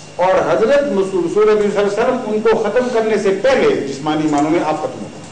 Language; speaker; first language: Urdu; native; Urdu